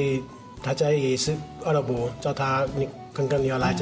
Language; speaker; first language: Chinese; non-native, learner; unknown